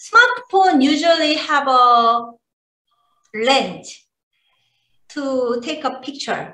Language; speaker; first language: English; non-native, learner; Korean